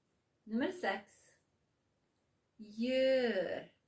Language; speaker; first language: Swedish; non-native, fluent; Serbian